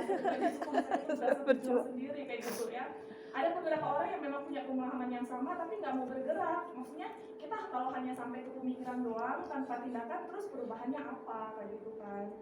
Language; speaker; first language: Indonesian; non-native, local second language; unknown